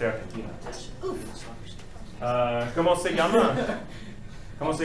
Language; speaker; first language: Spanish; non-native, fluent; English